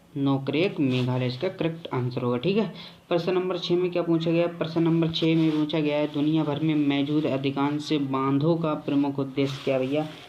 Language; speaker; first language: Hindi; native; Hindi